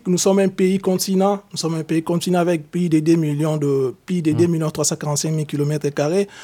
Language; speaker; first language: French; non-native, local second language; Lingala